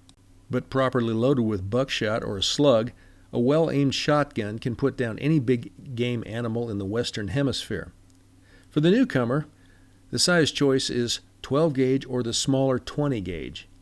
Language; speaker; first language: English; native; English